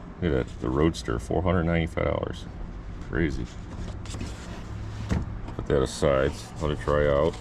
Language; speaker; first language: English; native; English